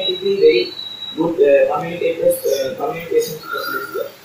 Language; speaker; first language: English; non-native, learner; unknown